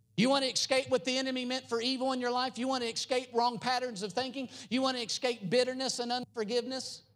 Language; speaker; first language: English; native; English